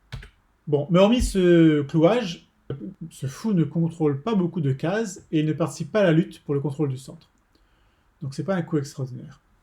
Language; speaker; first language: French; native; French